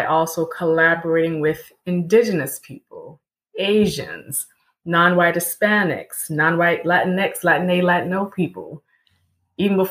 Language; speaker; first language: English; native; English